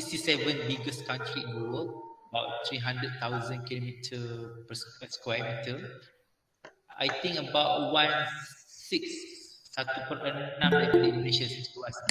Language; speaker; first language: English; non-native, local second language; Malay